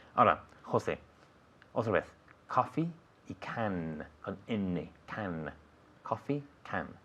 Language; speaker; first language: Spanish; non-native, fluent; English